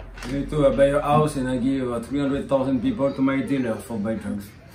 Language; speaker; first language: English; non-native, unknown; French